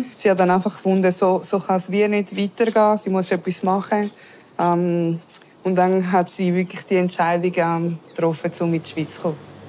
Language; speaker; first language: German; early bilingual, other home language; Spanish